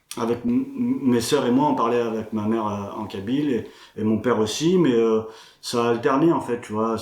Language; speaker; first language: French; early bilingual, other home language; Kabyle